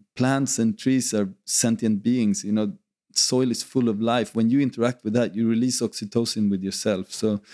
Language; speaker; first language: English; non-native, fluent; Swedish